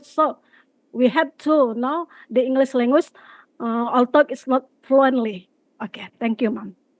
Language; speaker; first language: English; non-native, learner; Indonesian